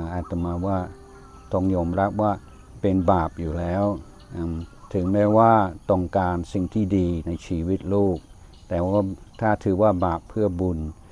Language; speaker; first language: Thai; non-native, fluent; English